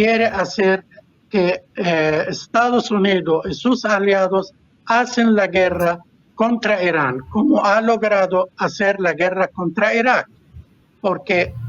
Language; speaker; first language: Spanish; non-native, fluent; Arabic